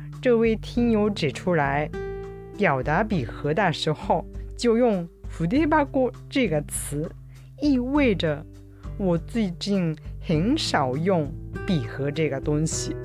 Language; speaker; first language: Chinese; non-native, fluent; Japanese